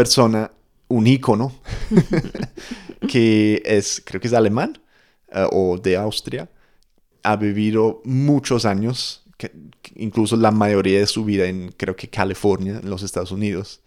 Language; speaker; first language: Spanish; non-native, fluent; English